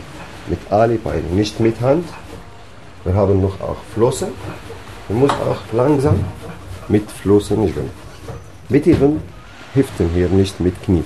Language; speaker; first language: German; non-native, learner; Arabic